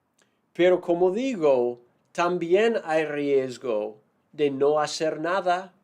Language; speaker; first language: Spanish; non-native, fluent; English